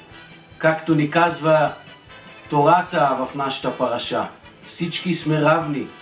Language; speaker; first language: Bulgarian; non-native, fluent; Hebrew